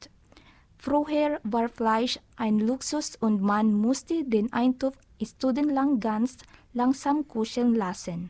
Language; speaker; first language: German; non-native, learner; Filipino